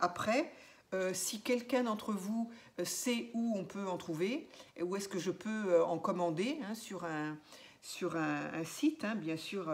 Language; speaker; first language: French; native; French